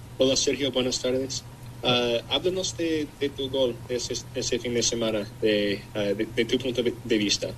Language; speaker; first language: Spanish; non-native, learner; English